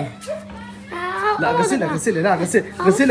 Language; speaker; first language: Arabic; native; Arabic